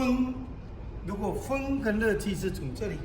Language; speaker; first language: Chinese; native; Chinese